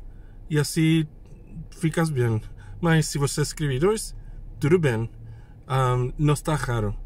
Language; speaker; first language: Portuguese; non-native, fluent; English